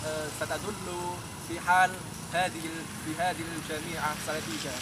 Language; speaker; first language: Arabic; non-native, learner; Indonesian